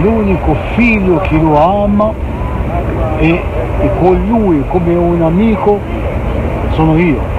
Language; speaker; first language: Italian; non-native, fluent; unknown